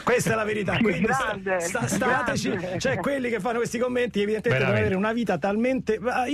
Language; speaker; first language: Italian; native; Italian